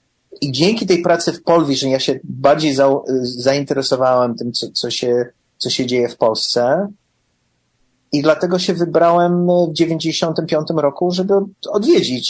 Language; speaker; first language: Polish; early bilingual, heritage; English